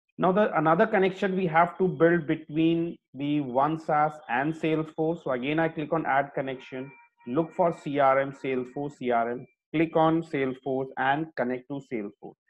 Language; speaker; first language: English; non-native, local second language; Hindi